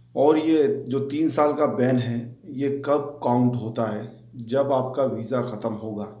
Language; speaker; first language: Hindi; native; Hindi